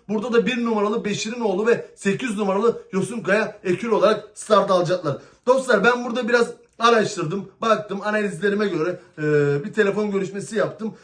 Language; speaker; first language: Turkish; native; Turkish